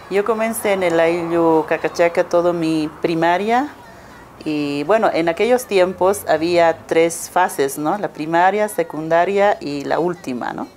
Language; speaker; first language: Spanish; non-native, local second language; Aymara